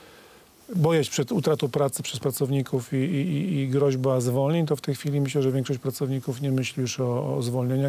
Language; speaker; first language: Polish; native; Polish